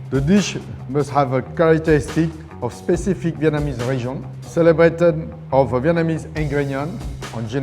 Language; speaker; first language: English; non-native, fluent; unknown